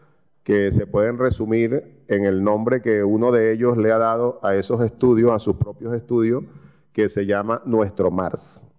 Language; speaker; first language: Spanish; native; Spanish